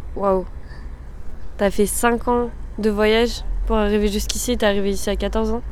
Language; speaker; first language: French; native; French